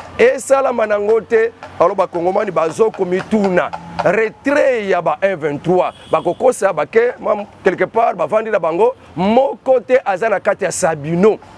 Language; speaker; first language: Lingala; non-native, local second language; Kongo